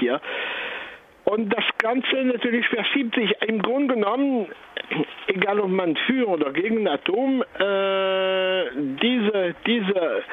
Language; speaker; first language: German; non-native, fluent; French